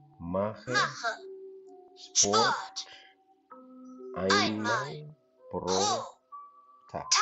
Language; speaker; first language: German; non-native, learner; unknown